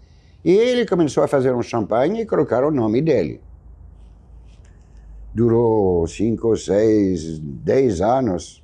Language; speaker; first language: Portuguese; non-native, fluent; French